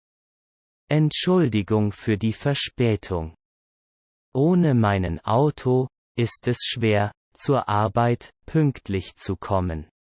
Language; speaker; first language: German; non-native, learner; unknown